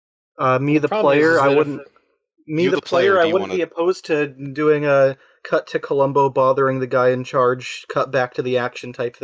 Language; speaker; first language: English; native; English